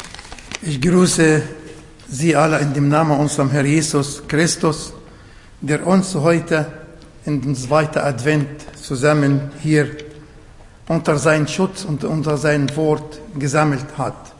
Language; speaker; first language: German; non-native, learner; Arabic